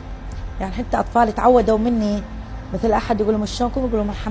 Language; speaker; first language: Arabic; native; Arabic